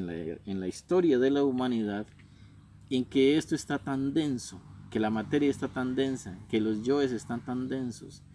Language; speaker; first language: Spanish; native; Spanish